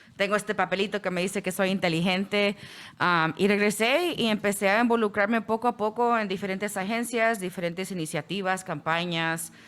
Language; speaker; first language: Spanish; early bilingual, heritage; Spanish